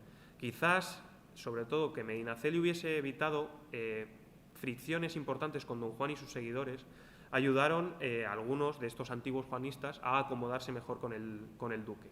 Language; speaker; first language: Spanish; native; Spanish